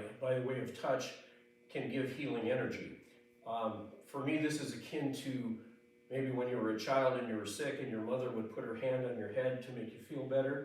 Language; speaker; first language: English; native; English